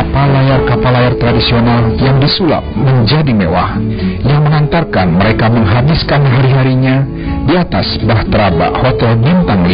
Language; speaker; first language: Indonesian; native; Indonesian